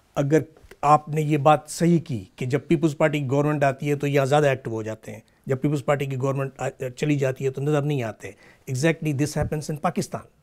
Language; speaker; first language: Urdu; non-native, local second language; Sindhi